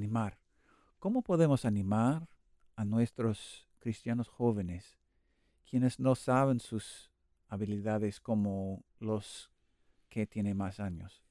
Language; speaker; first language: Spanish; non-native, learner; English